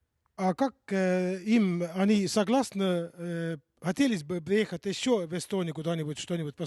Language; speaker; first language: Russian; non-native, local second language; Estonian